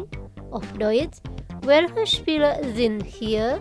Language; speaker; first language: German; non-native, fluent; Indonesian